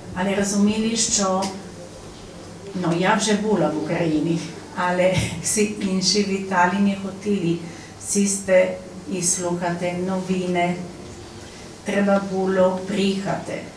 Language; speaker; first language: Ukrainian; non-native, learner; Polish